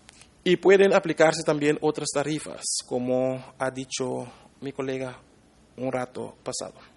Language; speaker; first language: Spanish; non-native, fluent; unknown